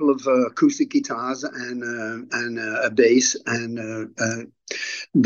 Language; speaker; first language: English; native; English